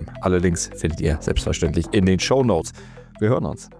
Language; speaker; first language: German; native; German